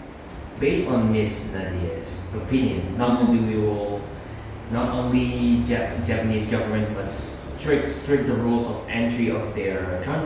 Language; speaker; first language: English; non-native, fluent; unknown